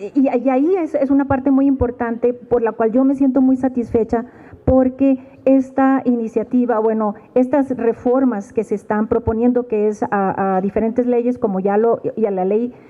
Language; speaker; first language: Spanish; native; Spanish